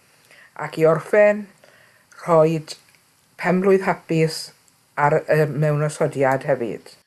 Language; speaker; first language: Welsh; native; Welsh